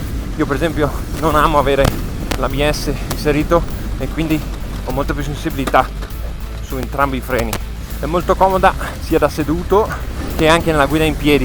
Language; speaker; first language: Italian; native; Italian